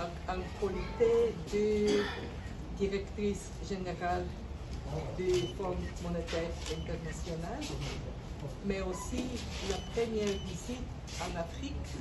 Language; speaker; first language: French; non-native, learner; Bulgarian